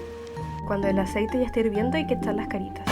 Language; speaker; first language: Spanish; native; Spanish